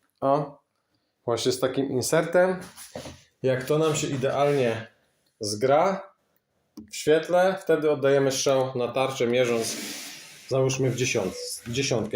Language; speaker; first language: Polish; native; Polish